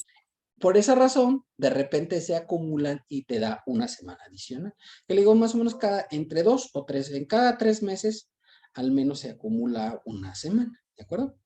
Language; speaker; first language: Spanish; native; Spanish